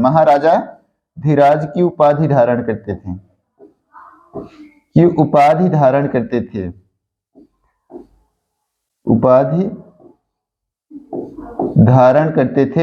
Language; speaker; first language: Hindi; native; Hindi